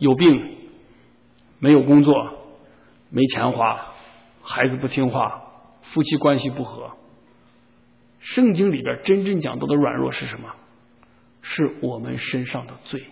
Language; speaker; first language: Chinese; native; Chinese